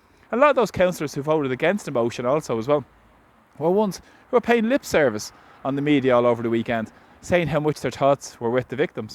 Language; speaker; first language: English; native; English